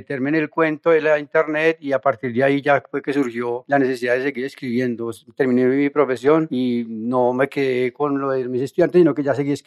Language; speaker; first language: Spanish; native; Spanish